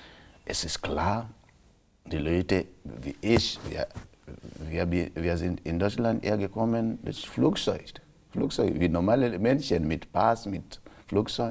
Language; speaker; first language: German; non-native, local second language; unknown